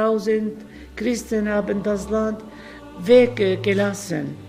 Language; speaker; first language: German; non-native, learner; Arabic